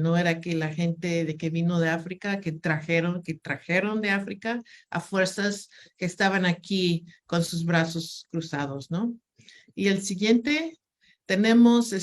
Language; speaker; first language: Spanish; non-native, fluent; English